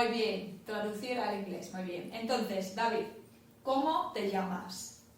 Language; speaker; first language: Spanish; non-native, fluent; English